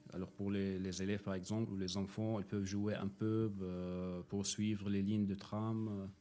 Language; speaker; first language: French; non-native, fluent; Arabic